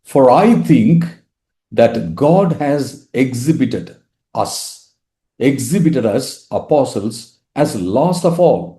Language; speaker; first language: English; non-native, local second language; Tamil